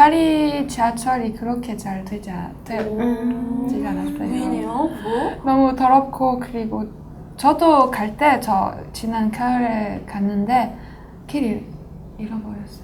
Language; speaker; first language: Korean; non-native, fluent; French